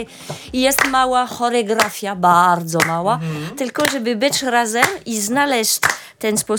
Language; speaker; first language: Polish; non-native, learner; French